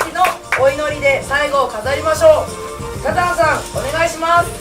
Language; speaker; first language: Japanese; native; Japanese